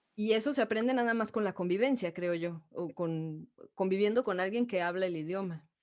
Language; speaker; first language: Spanish; native; Spanish